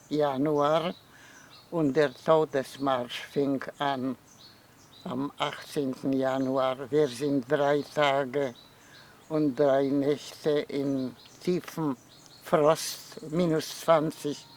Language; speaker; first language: German; non-native, fluent; Polish